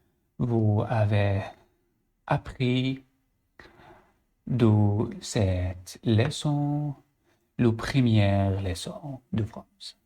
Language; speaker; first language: French; non-native, learner; Arabic